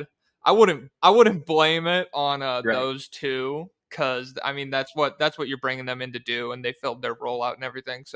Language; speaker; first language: English; native; English